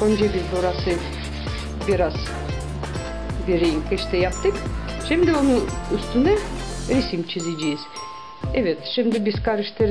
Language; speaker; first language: Turkish; non-native, learner; Russian